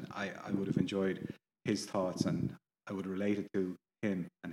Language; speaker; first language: English; native; English